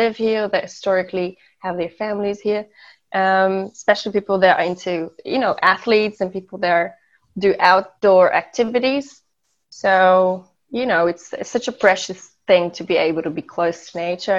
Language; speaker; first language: English; non-native, fluent; Portuguese